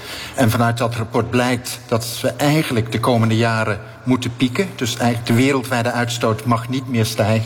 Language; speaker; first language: Dutch; native; Dutch